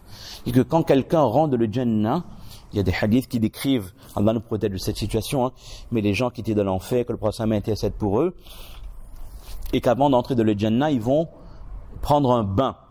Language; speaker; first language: French; native; French